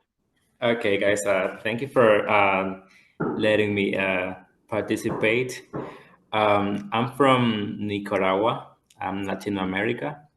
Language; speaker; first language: English; non-native, fluent; Spanish